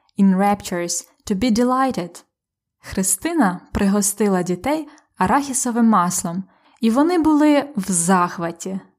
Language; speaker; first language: Ukrainian; native; Ukrainian